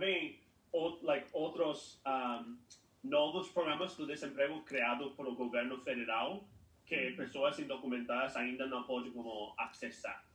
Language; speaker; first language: Portuguese; non-native, fluent; English